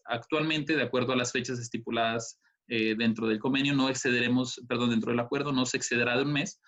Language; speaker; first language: Spanish; native; Spanish